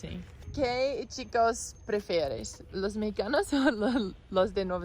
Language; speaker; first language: Spanish; non-native, learner; English